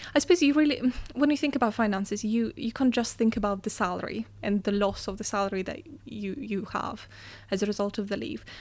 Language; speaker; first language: English; non-native, fluent; Russian